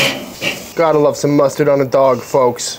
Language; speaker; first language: English; native; English